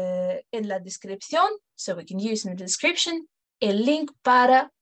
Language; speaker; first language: Spanish; non-native, fluent; English